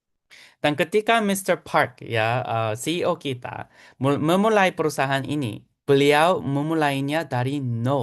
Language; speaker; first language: Indonesian; non-native, fluent; Korean